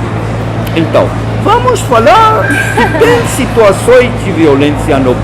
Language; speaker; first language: Portuguese; non-native, fluent; Hebrew